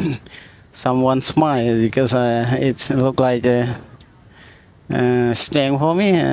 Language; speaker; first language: English; non-native, learner; Khmer